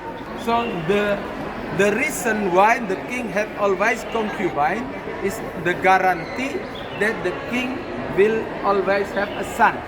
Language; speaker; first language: English; non-native, learner; Indonesian